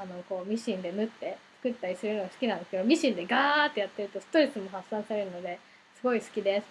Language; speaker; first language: Japanese; early bilingual, heritage; Japanese